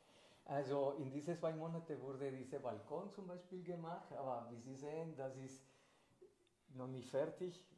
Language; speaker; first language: German; non-native, fluent; Spanish